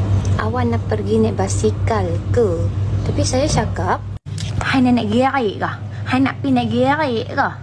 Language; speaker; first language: Malay; native; Malay